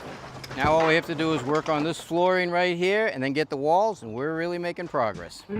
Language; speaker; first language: English; native; English